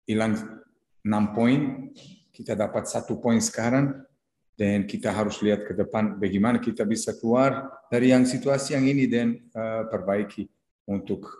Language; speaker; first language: Indonesian; non-native, fluent; Serbian